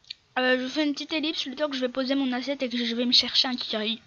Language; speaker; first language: French; native; French